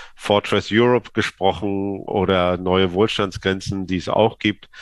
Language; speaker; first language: German; native; German